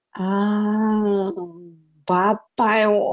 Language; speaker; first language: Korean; non-native, learner; Japanese